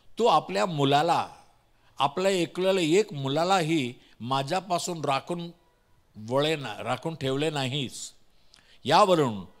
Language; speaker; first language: Marathi; non-native, local second language; Tamil